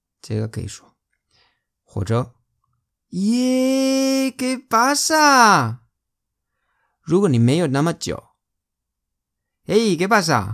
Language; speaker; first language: Chinese; non-native, fluent; Spanish